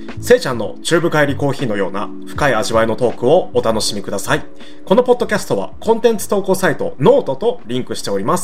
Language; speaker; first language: Japanese; native; Japanese